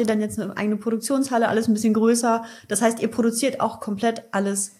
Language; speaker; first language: German; native; German